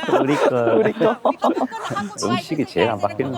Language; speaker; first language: Korean; native; Korean